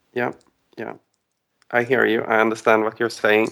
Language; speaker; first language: English; non-native, fluent; Swedish